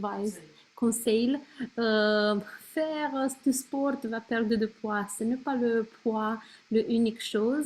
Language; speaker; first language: French; non-native, learner; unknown